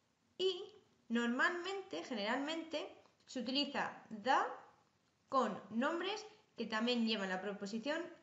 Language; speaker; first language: Spanish; non-native, fluent; English